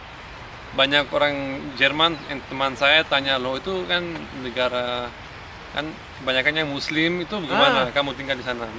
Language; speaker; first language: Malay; early bilingual, other home language; German